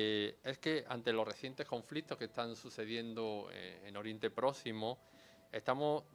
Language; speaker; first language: Spanish; native; Spanish